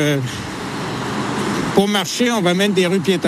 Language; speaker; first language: French; native; French